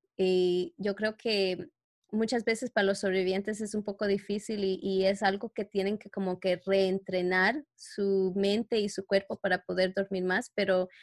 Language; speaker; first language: Spanish; early bilingual, heritage; Spanish